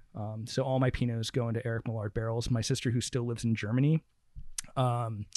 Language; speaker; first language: English; native; English